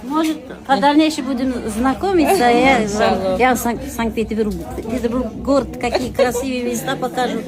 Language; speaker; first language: Russian; non-native, fluent; Tajik